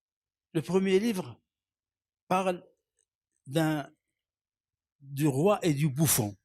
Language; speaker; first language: French; non-native, local second language; Arabic